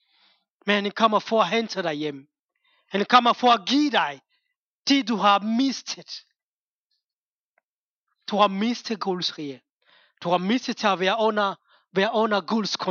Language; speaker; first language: Danish; non-native, fluent; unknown